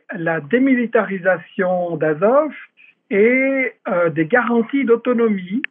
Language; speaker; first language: French; native; French